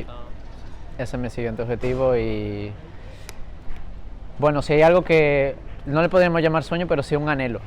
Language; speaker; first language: Spanish; early bilingual, other home language; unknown